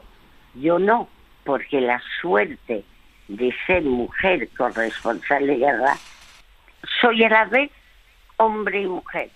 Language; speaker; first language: Spanish; early bilingual, other home language; French